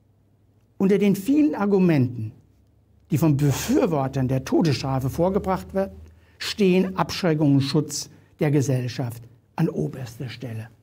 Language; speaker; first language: German; native; German